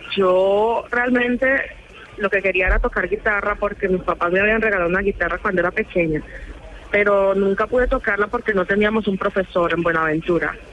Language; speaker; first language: Spanish; native; Spanish